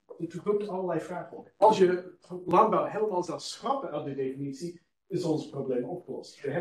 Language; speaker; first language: Dutch; non-native, fluent; English